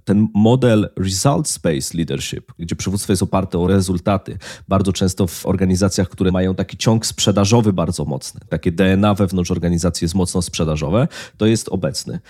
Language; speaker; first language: Polish; native; Polish